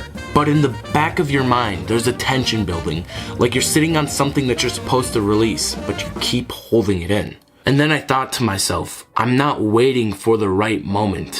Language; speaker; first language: English; native; English